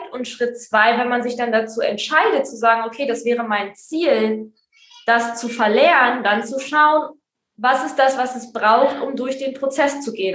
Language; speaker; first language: German; native; German